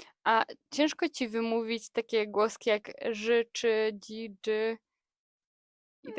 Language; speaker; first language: Polish; native; Polish